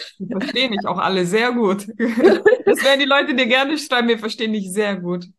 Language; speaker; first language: German; native; German